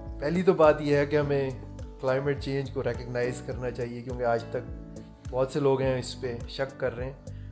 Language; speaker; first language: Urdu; native; Urdu